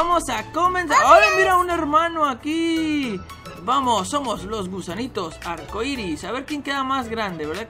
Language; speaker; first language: Spanish; native; Spanish